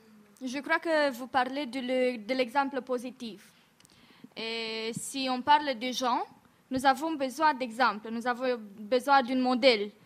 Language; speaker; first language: French; non-native, fluent; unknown